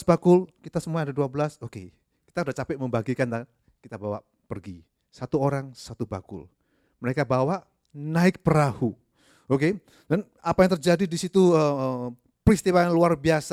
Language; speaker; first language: Indonesian; native; Indonesian